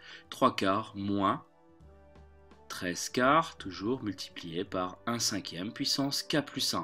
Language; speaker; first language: French; native; French